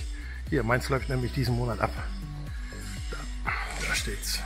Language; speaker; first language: German; native; German